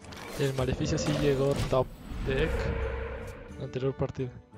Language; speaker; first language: Spanish; native; Spanish